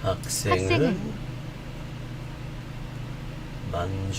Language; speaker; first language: Korean; non-native, learner; English